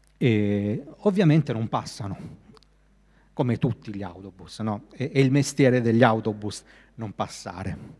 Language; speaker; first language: Italian; native; Italian